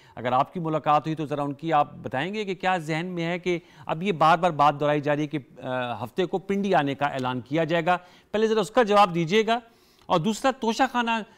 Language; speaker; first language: Hindi; native; Hindi